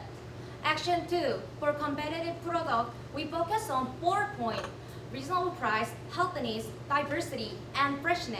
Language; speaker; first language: English; non-native, learner; Korean